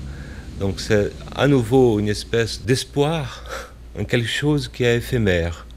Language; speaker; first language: French; non-native, fluent; Portuguese